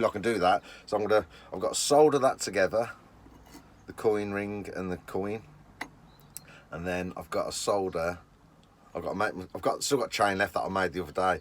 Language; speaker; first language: English; native; English